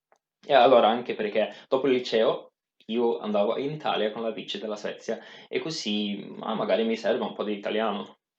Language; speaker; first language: Italian; non-native, fluent; Swedish